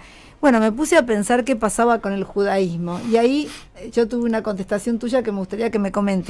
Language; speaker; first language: Spanish; native; Spanish